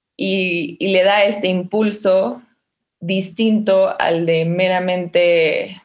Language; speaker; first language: Spanish; native; Spanish